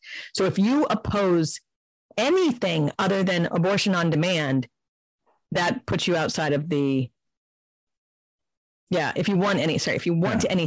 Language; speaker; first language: English; native; English